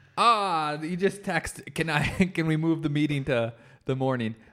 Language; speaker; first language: English; native; English